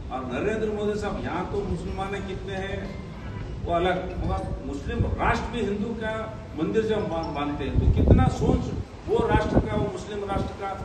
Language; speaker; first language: Hindi; non-native, local second language; Kannada